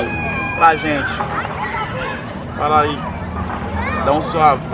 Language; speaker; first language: Portuguese; non-native, learner; Haitian Creole